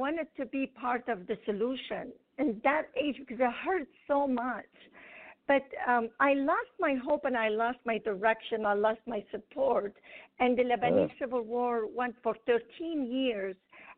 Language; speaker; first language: English; non-native, fluent; Arabic